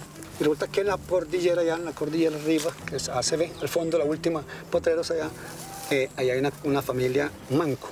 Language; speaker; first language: Spanish; native; Spanish